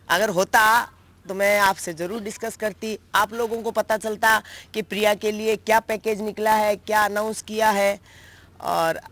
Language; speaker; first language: Hindi; native; Hindi